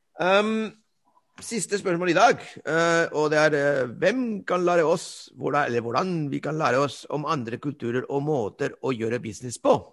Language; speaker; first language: Norwegian; non-native, fluent; Spanish